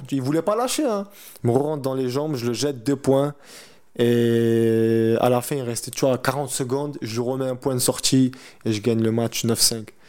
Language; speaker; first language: French; early bilingual, other home language; Chechen